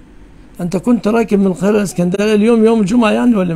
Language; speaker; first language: Arabic; native; Arabic